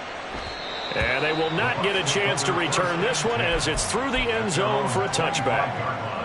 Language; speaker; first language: English; native; English